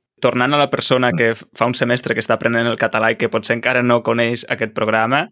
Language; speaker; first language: Catalan; native; Catalan